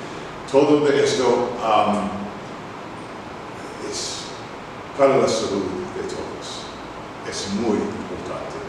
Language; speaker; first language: Spanish; non-native, learner; English